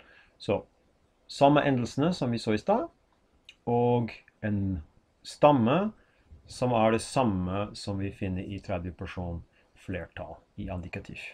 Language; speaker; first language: Norwegian; non-native, fluent; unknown